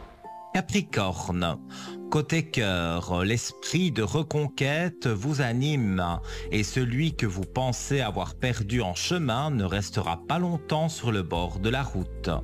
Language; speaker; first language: French; native; French